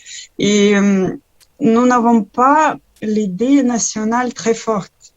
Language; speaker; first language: French; non-native, learner; Ukrainian